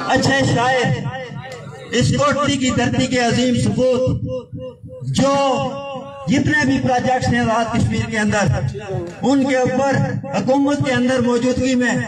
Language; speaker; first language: Urdu; non-native, local second language; Pahari-Potwari